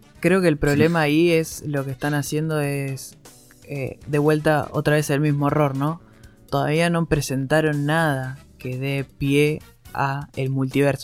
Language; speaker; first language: Spanish; native; Spanish